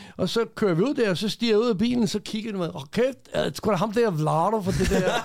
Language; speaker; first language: Danish; early bilingual, other home language; Croatian